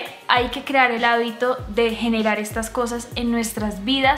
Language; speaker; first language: Spanish; native; Spanish